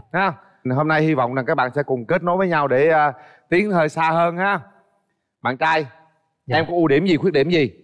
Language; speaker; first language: Vietnamese; native; Vietnamese